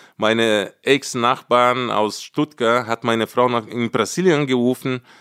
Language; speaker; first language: German; non-native, fluent; Portuguese